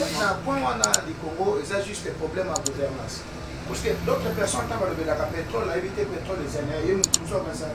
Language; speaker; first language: French; non-native, local second language; Lingala